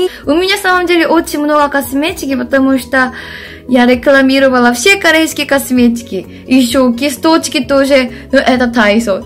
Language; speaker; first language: Russian; non-native, fluent; Korean